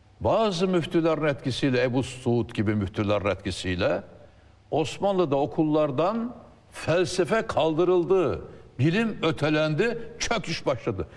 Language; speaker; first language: Turkish; native; Turkish